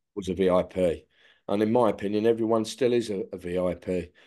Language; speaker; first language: English; native; English